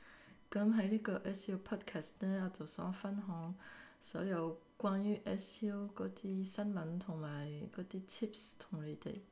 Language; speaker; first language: Cantonese; early bilingual, heritage; Cantonese